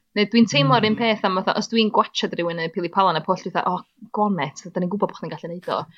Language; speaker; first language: Welsh; native; Welsh